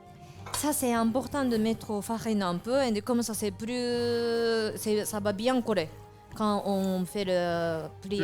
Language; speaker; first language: French; non-native, fluent; Japanese